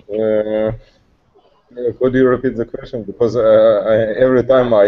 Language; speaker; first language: English; non-native, learner; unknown